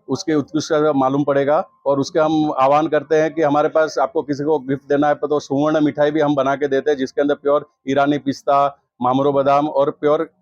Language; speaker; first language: Hindi; non-native, local second language; Gujarati